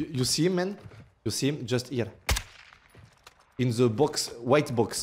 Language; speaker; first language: English; non-native, learner; French